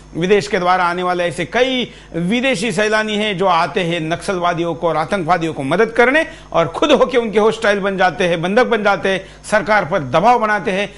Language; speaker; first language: Hindi; non-native, local second language; Marathi